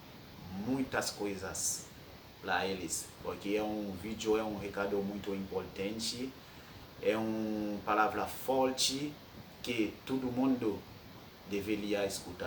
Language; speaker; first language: Portuguese; non-native, fluent; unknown